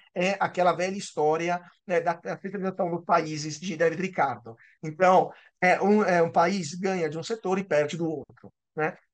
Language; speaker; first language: Portuguese; non-native, fluent; Italian